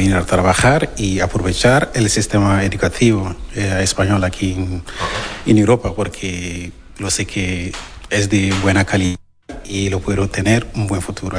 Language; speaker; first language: Spanish; non-native, learner; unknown